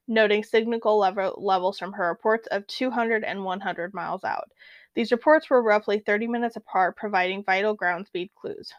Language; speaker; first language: English; native; English